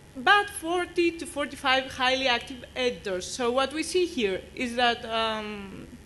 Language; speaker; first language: English; non-native, fluent; Greek